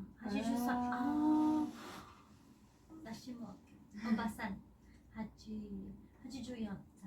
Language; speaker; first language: Japanese; non-native, learner; Mizo